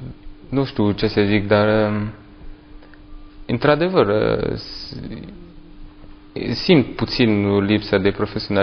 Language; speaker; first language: Romanian; non-native, learner; French